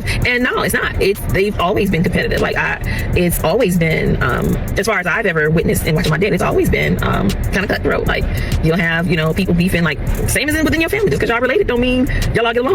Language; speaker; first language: English; native; English